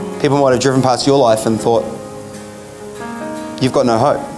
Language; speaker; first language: English; native; English